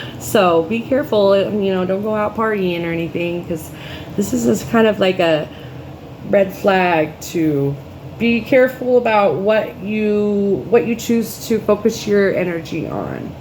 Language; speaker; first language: English; native; English